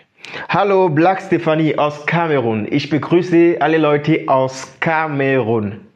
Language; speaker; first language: German; non-native, fluent; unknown